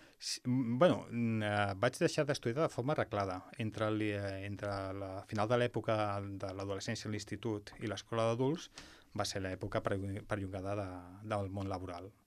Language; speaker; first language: Catalan; non-native, local second language; Spanish